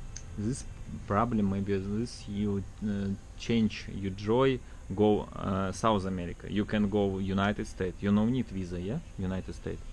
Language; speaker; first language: English; non-native, learner; Russian